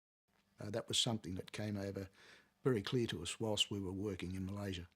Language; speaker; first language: English; native; English